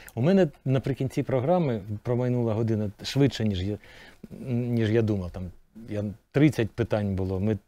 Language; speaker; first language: Ukrainian; native; Ukrainian